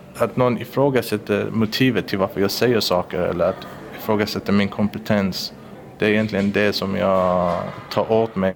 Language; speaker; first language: Swedish; early bilingual, other home language; Persian